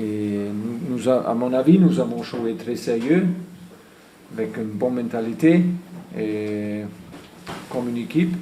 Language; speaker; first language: French; non-native, fluent; German